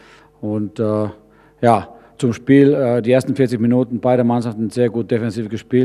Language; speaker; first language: German; non-native, fluent; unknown